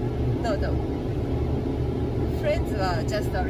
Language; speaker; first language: English; non-native, learner; Japanese